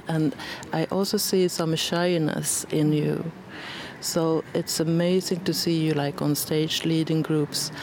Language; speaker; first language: English; non-native, fluent; Swedish